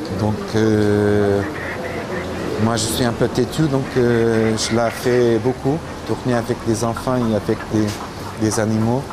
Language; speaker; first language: French; non-native, fluent; Portuguese